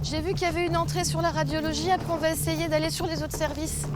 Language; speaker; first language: French; native; French